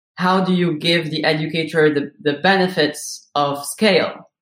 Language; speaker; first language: English; non-native, fluent; Arabic